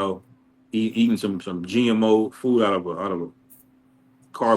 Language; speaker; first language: English; native; English